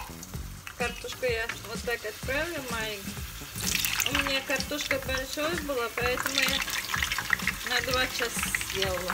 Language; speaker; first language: Russian; non-native, learner; Tajik